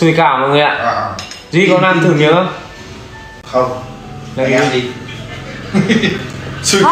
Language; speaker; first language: Vietnamese; native; Vietnamese